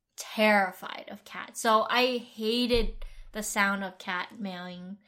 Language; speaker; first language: English; non-native, fluent; Vietnamese